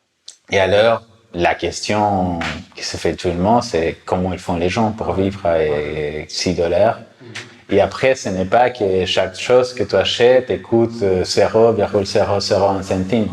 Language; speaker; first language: French; non-native, fluent; Spanish